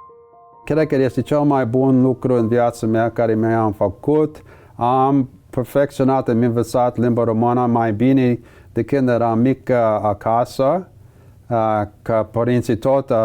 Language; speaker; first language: Romanian; early bilingual, heritage; English